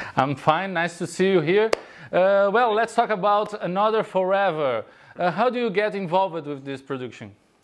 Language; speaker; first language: English; non-native, fluent; Portuguese